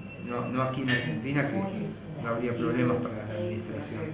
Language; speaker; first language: Spanish; native; Spanish